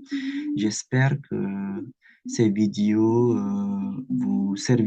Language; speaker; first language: French; non-native, fluent; Indonesian